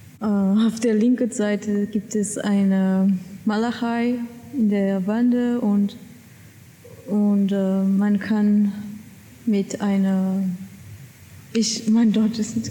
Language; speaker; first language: German; non-native, learner; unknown